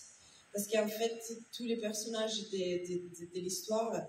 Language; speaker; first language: French; non-native, learner; Italian